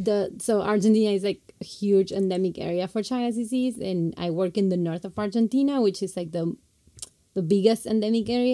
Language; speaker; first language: English; non-native, fluent; Spanish